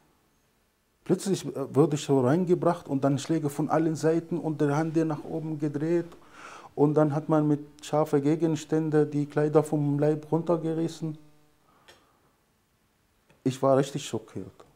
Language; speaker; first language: German; non-native, fluent; Arabic